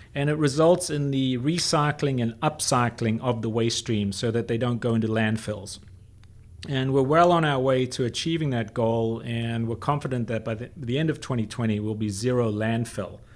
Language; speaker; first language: English; native; English